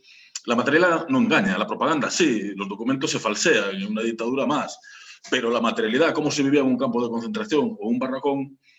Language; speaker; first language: Spanish; native; Spanish